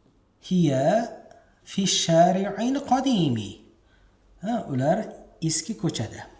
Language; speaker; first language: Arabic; non-native, fluent; Uzbek